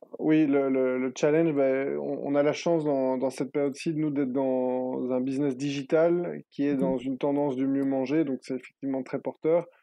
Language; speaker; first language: French; native; French